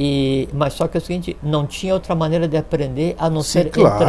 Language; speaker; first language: Portuguese; native; Portuguese